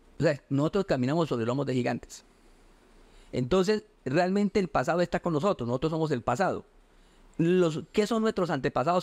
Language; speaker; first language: Spanish; native; Spanish